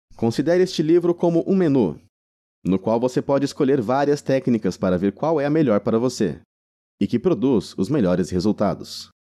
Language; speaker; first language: Portuguese; native; Portuguese